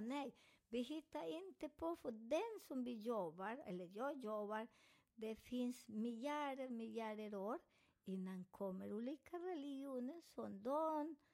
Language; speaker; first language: Swedish; non-native, fluent; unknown